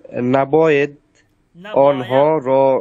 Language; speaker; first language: Persian; non-native, learner; Bangla